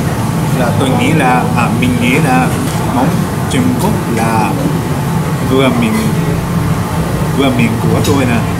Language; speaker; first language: Vietnamese; non-native, learner; Japanese